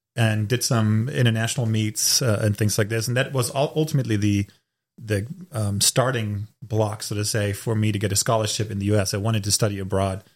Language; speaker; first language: English; non-native, fluent; German